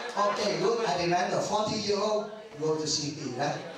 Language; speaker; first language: English; non-native, learner; Vietnamese